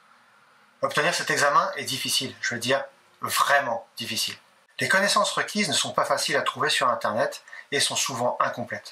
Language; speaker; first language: French; native; French